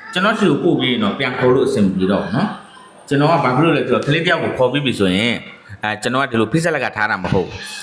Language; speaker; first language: Burmese; native; Burmese